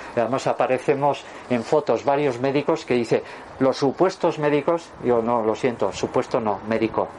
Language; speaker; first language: Spanish; native; Spanish